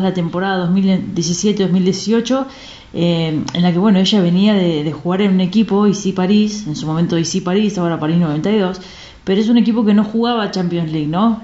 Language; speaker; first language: Spanish; native; Spanish